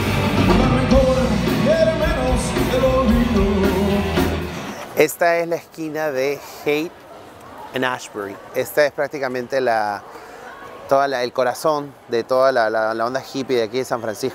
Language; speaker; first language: Spanish; native; Spanish